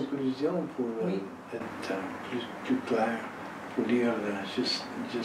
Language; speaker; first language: French; non-native, learner; English